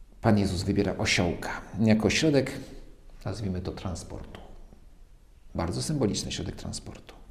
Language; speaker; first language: Polish; native; Polish